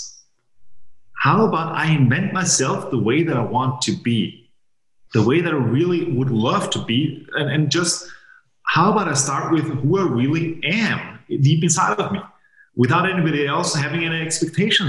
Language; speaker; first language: English; non-native, fluent; German